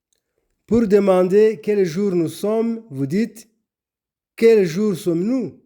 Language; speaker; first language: French; non-native, local second language; Kinyarwanda